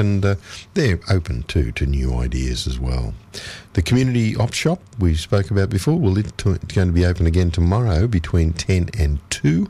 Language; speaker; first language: English; native; English